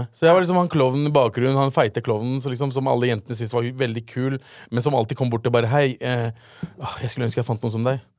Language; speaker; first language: Norwegian; early bilingual, other home language; Urdu